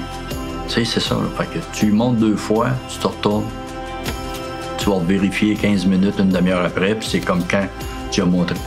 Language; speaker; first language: French; native; French